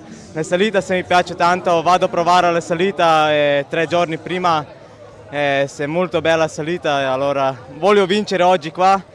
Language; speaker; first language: Italian; non-native, learner; Slovenian